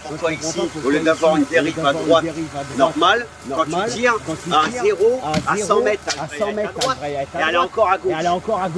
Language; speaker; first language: French; native; French